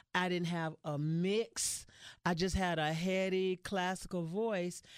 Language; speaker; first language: English; native; English